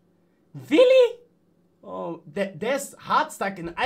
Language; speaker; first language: German; native; German